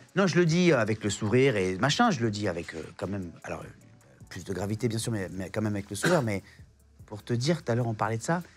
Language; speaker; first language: French; native; French